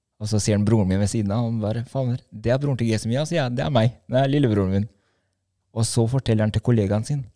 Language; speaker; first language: Norwegian; early bilingual, other home language; Albanian